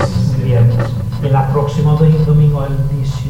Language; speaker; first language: Spanish; non-native, learner; English